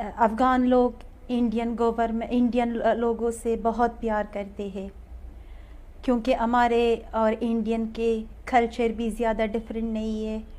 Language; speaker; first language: Hindi; non-native, learner; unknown